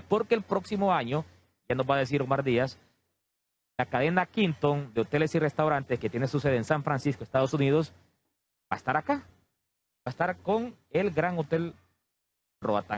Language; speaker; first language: Spanish; native; Spanish